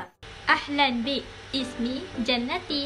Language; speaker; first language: Arabic; non-native, learner; Malay